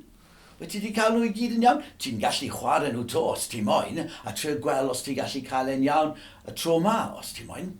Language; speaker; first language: Welsh; non-native, local second language; English